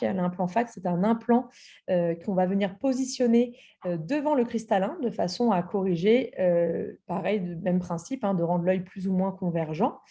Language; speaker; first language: French; native; French